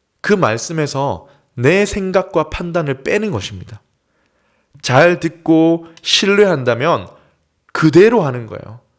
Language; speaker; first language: Korean; native; Korean